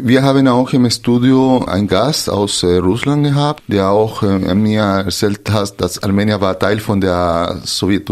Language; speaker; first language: German; non-native, fluent; Spanish